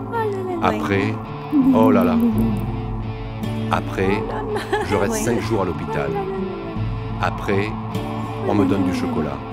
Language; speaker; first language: French; non-native, learner; Arabic